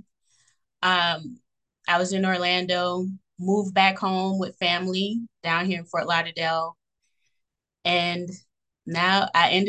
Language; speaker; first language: English; native; English